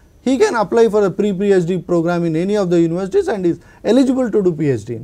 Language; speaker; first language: English; non-native, local second language; Telugu